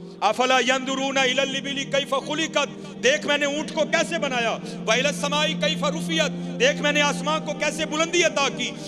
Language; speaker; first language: Urdu; non-native, local second language; Punjabi